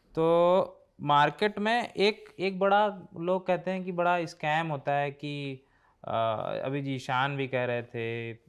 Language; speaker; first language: Hindi; native; Hindi